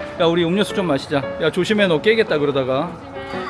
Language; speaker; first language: Korean; native; Korean